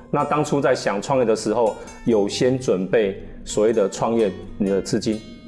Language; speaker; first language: Chinese; native; Chinese